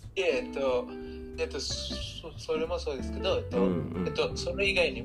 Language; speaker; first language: Japanese; non-native, learner; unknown